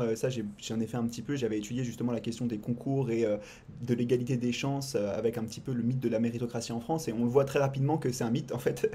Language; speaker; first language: French; native; French